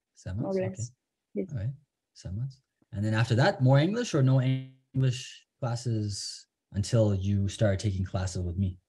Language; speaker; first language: English; native; English